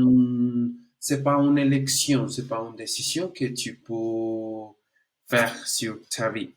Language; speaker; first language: French; non-native, learner; Spanish